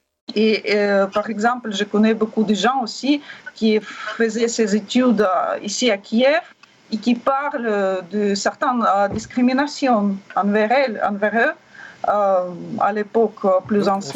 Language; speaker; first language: French; non-native, learner; Russian